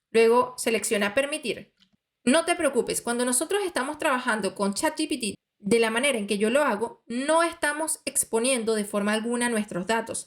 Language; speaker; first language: Spanish; native; Spanish